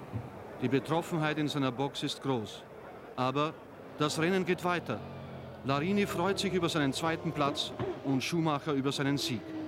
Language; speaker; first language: German; native; German